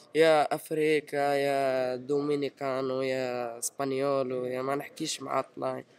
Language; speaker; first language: Arabic; early bilingual, heritage; Italian